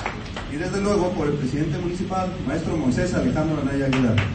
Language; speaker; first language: Spanish; native; Spanish